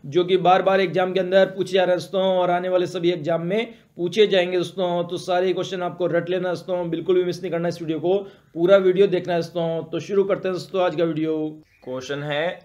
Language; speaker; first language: Hindi; native; Hindi